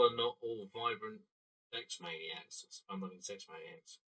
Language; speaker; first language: English; native; English